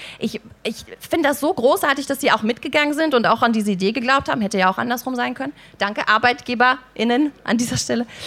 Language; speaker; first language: German; native; German